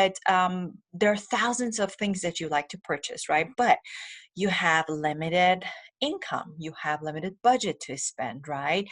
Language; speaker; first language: English; non-native, fluent; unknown